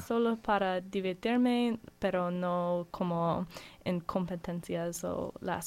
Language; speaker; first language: Spanish; non-native, learner; English